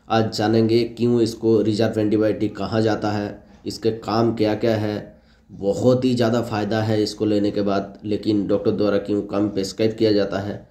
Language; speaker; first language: Hindi; native; Hindi